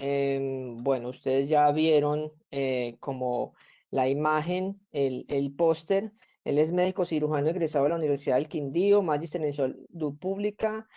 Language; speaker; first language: Spanish; native; Spanish